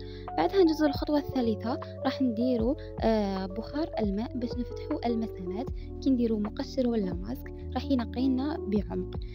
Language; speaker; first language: Arabic; native; Arabic